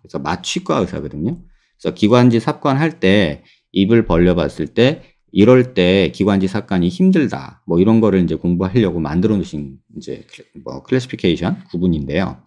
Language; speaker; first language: Korean; native; Korean